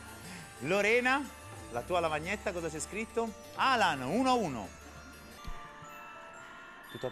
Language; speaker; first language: Italian; native; Italian